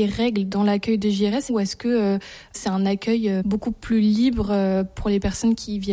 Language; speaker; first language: French; native; French